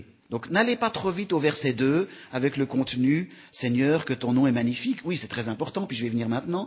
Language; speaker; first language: French; native; French